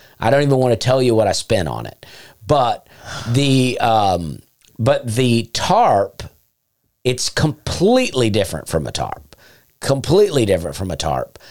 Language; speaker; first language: English; native; English